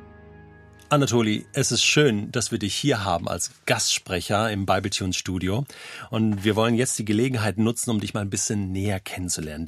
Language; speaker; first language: German; native; German